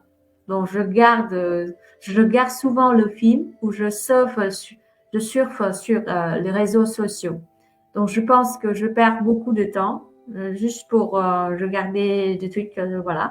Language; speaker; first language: French; non-native, fluent; Vietnamese